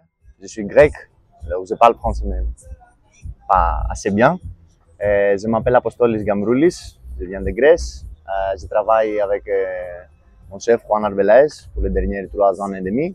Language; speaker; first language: French; non-native, learner; Greek